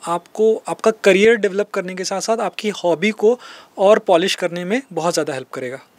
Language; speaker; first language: Hindi; native; Hindi